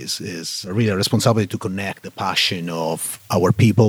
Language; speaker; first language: English; non-native, fluent; Italian